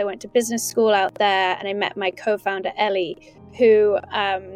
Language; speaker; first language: English; native; English